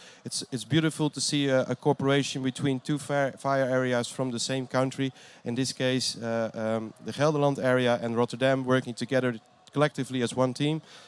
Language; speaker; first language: English; non-native, fluent; Dutch